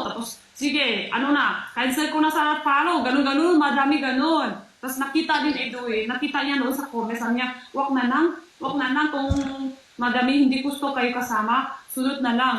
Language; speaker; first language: Filipino; non-native, learner; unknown